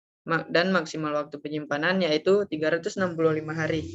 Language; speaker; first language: Indonesian; native; Indonesian